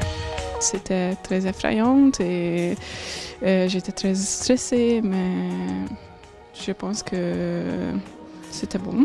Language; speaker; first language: French; non-native, fluent; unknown